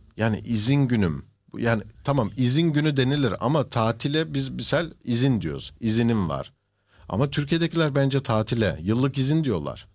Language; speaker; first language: Turkish; native; Turkish